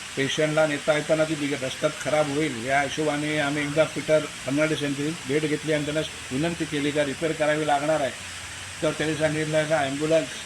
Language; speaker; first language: Marathi; native; Marathi